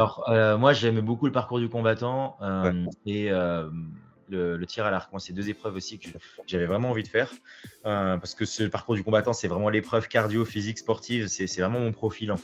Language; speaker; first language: French; native; French